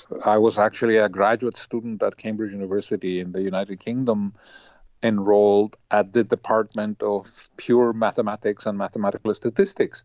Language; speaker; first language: English; non-native, fluent; Spanish